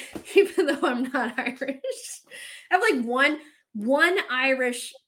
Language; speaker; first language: English; native; English